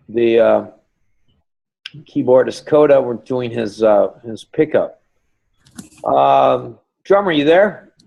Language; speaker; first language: English; native; English